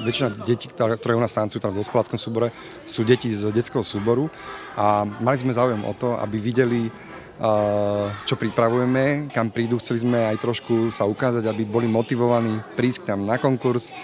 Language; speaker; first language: Slovak; native; Slovak